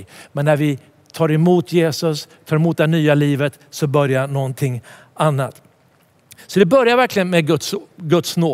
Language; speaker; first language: Swedish; native; Swedish